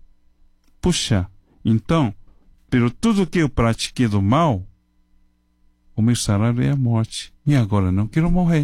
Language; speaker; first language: Portuguese; non-native, fluent; Chinese